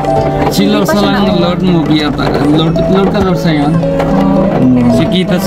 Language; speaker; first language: Filipino; non-native, learner; Punjabi